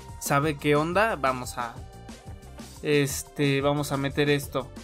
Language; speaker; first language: Spanish; native; Spanish